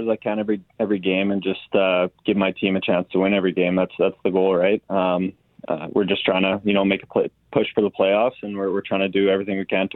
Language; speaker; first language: English; native; English